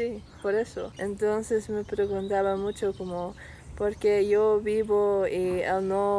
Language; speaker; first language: Spanish; non-native, learner; Dutch